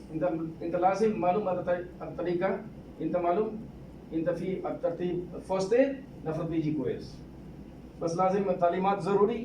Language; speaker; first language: Arabic; non-native, learner; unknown